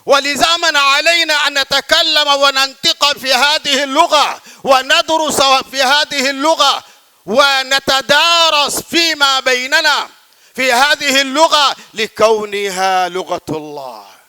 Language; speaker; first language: Arabic; non-native, fluent; Urdu